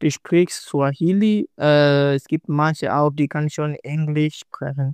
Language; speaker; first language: German; non-native, learner; Swahili